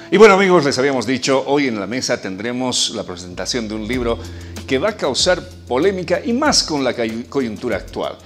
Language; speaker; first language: Spanish; native; Spanish